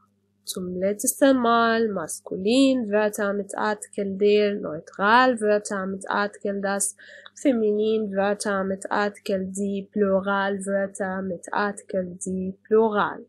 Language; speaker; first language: German; non-native, fluent; Arabic